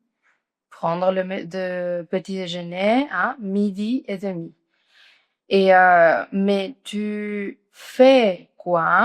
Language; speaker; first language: French; non-native, fluent; Spanish